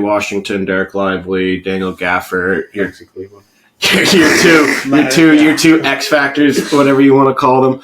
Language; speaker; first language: English; native; English